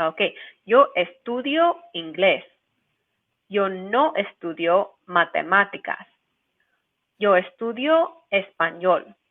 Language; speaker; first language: Spanish; non-native, fluent; English